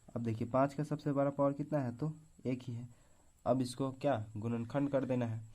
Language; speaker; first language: Hindi; native; Hindi